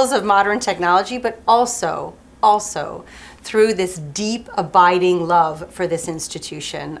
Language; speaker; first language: English; early bilingual, other home language; French